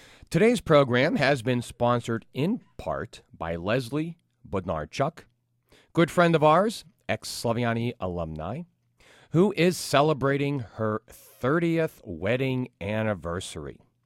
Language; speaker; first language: English; native; English